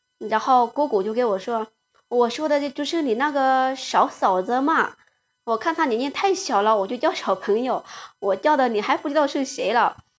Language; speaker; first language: Chinese; non-native, fluent; Lao